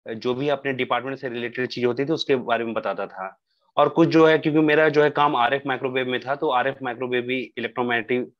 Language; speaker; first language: Hindi; native; Hindi